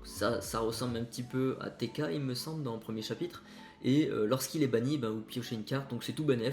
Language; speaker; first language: French; native; French